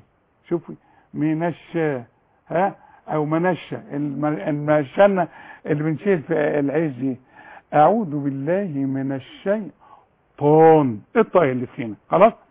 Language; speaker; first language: Arabic; native; Arabic